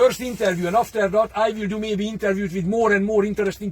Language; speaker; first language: English; non-native, fluent; Hungarian